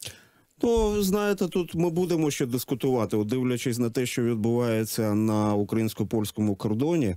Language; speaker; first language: Ukrainian; native; Ukrainian